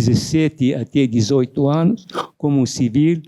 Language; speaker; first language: Portuguese; non-native, fluent; Arabic